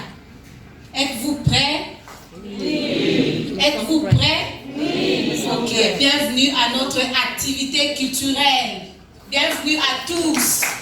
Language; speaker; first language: French; non-native, learner; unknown